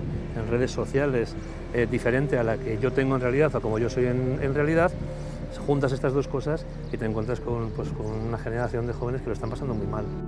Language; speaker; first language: Spanish; native; Spanish